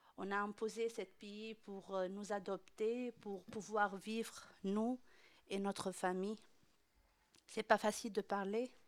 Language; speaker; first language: French; non-native, local second language; Arabic